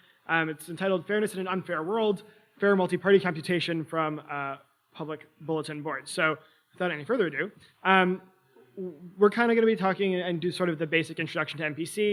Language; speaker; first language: English; native; English